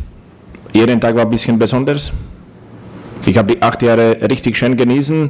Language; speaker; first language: German; non-native, learner; Slovak